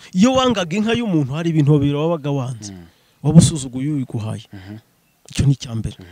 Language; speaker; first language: Kinyarwanda; native; Kinyarwanda